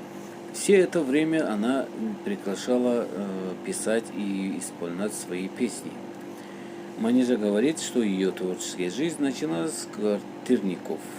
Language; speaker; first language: Russian; non-native, local second language; Tajik